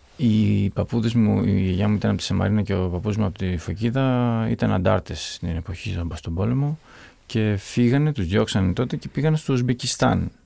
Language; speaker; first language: Greek; early bilingual, other home language; Russian